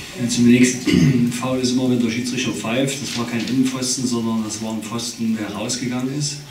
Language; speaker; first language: German; native; German